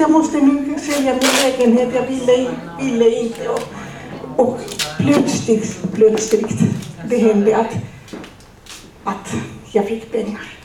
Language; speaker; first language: Swedish; non-native, fluent; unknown